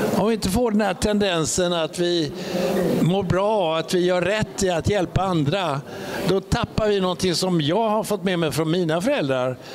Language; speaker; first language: Swedish; native; Swedish